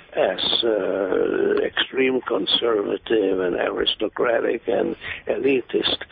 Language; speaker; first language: English; non-native, fluent; Hungarian